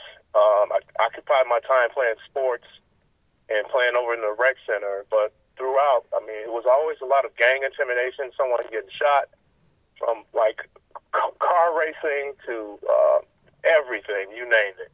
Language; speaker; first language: English; native; English